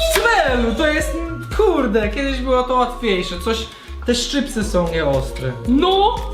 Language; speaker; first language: Polish; non-native, fluent; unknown